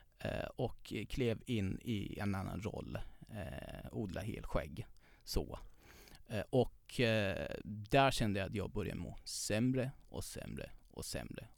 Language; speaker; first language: Swedish; non-native, fluent; Persian